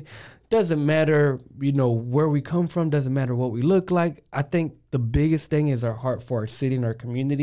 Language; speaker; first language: English; early bilingual, other home language; Spanish